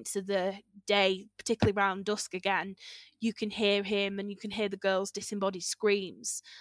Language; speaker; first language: English; native; English